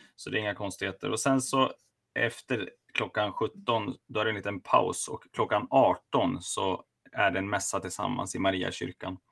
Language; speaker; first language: Swedish; native; Swedish